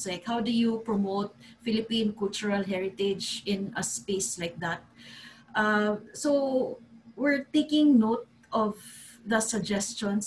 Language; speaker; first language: English; non-native, local second language; Cebuano